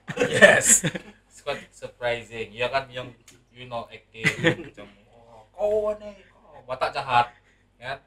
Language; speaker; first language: English; non-native, local second language; Malay